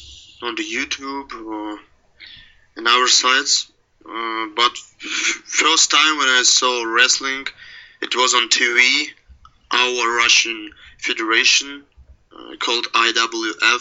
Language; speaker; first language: English; non-native, learner; Russian